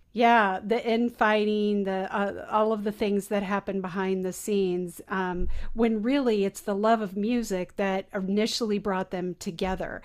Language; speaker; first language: English; native; English